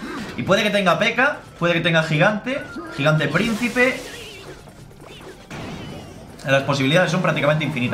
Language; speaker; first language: Spanish; native; Spanish